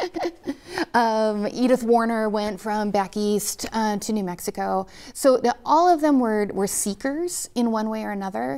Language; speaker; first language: English; native; English